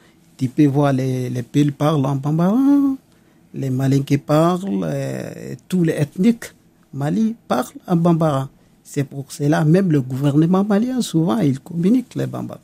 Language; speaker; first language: French; non-native, local second language; Mandingo